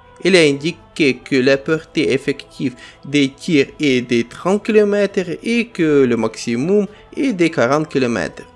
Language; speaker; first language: French; non-native, fluent; Ukrainian